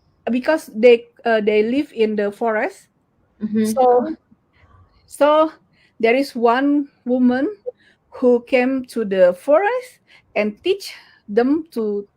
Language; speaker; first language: English; non-native, learner; Indonesian